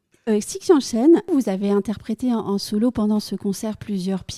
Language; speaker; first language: French; native; French